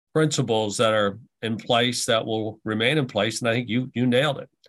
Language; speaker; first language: English; native; English